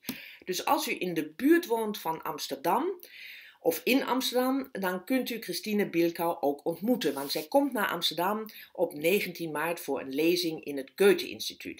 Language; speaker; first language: Dutch; non-native, fluent; German